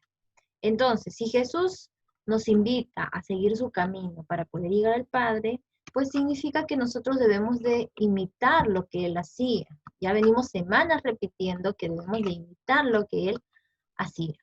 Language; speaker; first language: Spanish; native; Spanish